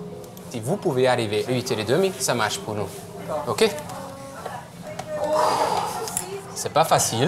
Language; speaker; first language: French; non-native, learner; Spanish